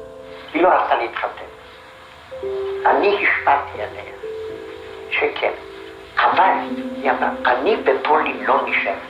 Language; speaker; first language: Hebrew; non-native, fluent; Polish